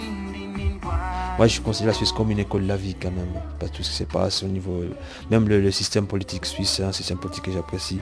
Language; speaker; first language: French; non-native, local second language; Rundi